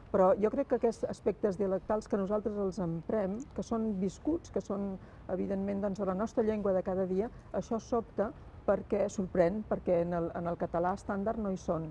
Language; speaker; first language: Catalan; native; Catalan